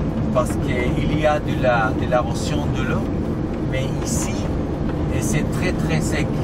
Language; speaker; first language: French; non-native, learner; Spanish